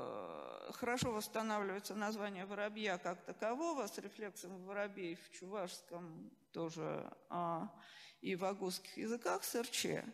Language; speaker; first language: Russian; native; Russian